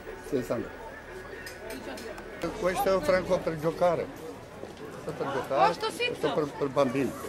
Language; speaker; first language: Italian; non-native, learner; Albanian